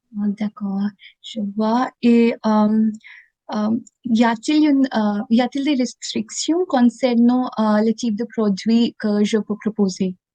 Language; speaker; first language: French; non-native, learner; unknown